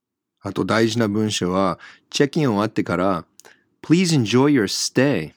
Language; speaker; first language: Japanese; non-native, fluent; English